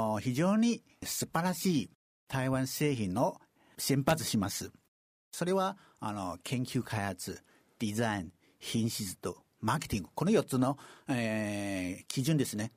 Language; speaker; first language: Japanese; non-native, fluent; Chinese